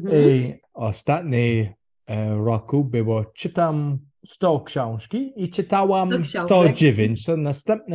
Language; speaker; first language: Polish; non-native, learner; English